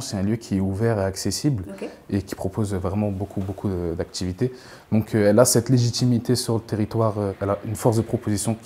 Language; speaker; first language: French; native; French